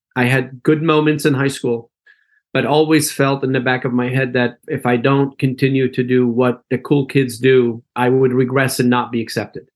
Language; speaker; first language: English; early bilingual, other home language; Arabic